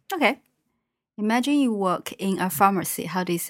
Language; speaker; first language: English; non-native, fluent; Chinese